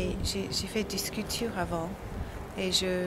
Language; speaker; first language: French; non-native, learner; English